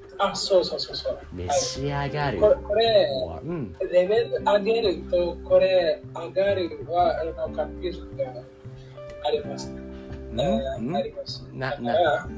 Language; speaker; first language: Japanese; non-native, learner; English